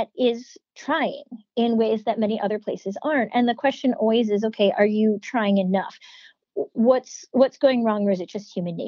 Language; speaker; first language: English; native; English